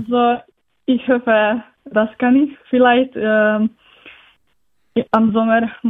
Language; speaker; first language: German; non-native, learner; Slovenian